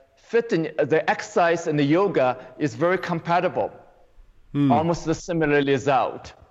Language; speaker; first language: English; non-native, fluent; Chinese